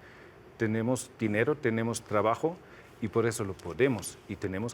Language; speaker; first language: Spanish; non-native, fluent; German